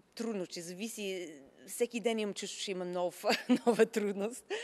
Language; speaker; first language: Bulgarian; non-native, fluent; English